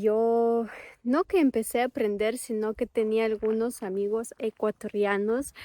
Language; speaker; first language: Spanish; non-native, fluent; Ukrainian